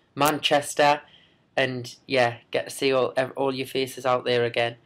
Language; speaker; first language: English; native; English